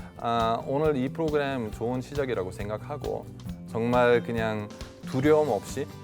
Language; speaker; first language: Korean; non-native, fluent; German